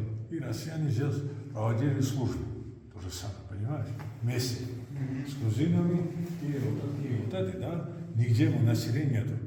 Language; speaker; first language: Russian; non-native, fluent; Georgian